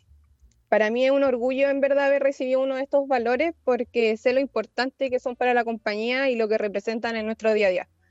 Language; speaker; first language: Spanish; native; Spanish